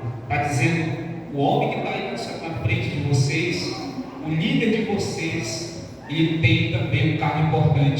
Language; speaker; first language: Portuguese; native; Portuguese